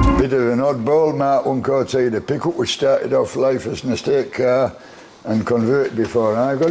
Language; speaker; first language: English; native; English